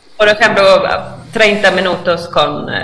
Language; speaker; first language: Spanish; non-native, fluent; Swedish